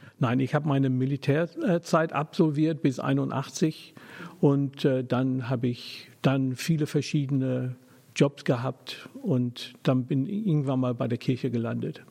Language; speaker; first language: German; non-native, fluent; English